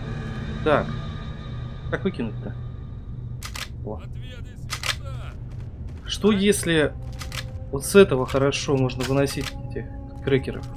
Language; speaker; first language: Russian; native; Russian